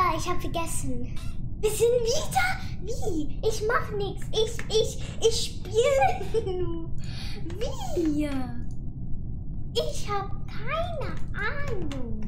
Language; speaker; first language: German; non-native, learner; English